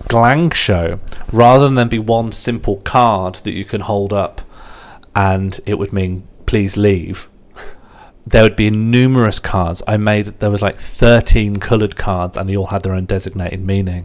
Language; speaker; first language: English; native; English